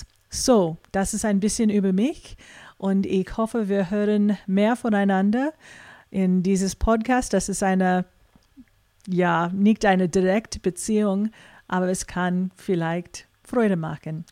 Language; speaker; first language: German; non-native, fluent; English